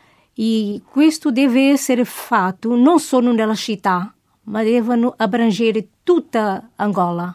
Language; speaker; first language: Italian; non-native, fluent; Portuguese